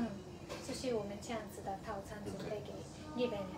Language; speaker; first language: Chinese; non-native, fluent; Japanese